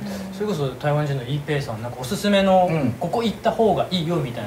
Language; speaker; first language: Japanese; native; Japanese